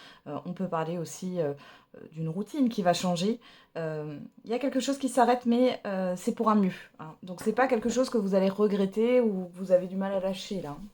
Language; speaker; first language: French; native; French